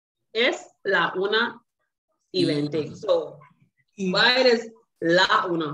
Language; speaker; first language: Spanish; non-native, learner; English